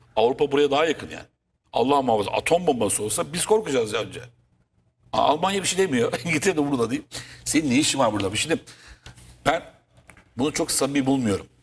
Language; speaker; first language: Turkish; native; Turkish